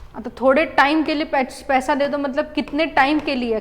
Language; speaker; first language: Hindi; non-native, local second language; Marathi